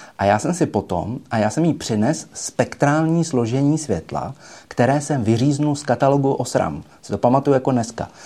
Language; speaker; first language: Czech; native; Czech